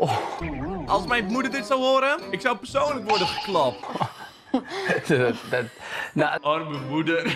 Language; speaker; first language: Dutch; native; Dutch